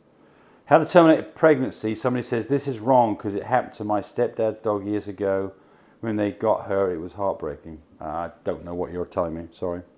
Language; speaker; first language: English; native; English